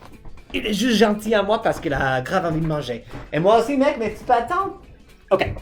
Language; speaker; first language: French; non-native, fluent; English